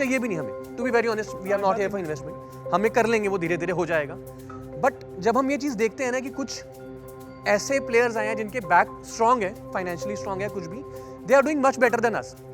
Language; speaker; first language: Hindi; native; Hindi